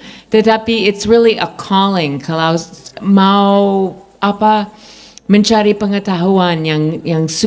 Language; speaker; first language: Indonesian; non-native, fluent; English